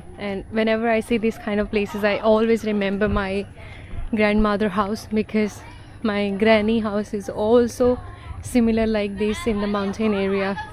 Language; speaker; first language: English; non-native, local second language; Hindi